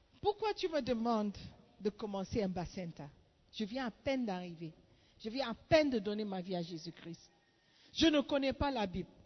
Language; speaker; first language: French; non-native, fluent; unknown